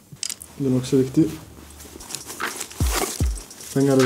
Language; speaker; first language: Swedish; early bilingual, other home language; Bosnian